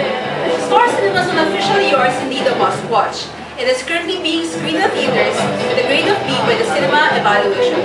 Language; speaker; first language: English; non-native, local second language; Filipino